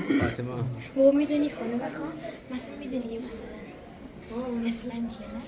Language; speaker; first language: Persian; early bilingual, heritage; Persian